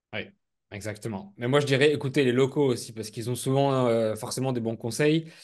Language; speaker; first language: French; native; French